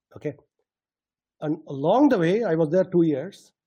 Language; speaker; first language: English; non-native, local second language; Tamil